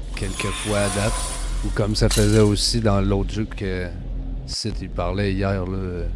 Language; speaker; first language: French; native; French